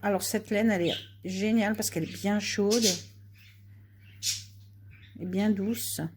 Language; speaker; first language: French; native; French